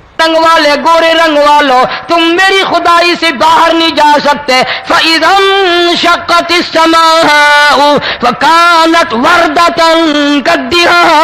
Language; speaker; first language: Urdu; non-native, local second language; Saraiki